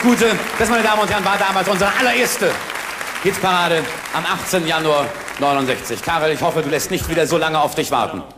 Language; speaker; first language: German; native; German